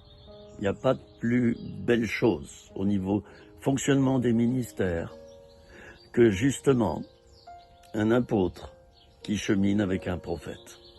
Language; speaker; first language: French; native; French